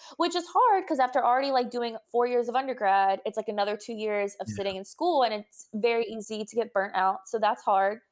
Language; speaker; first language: English; native; English